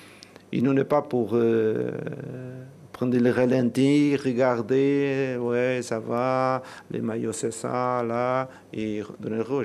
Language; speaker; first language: French; non-native, learner; Portuguese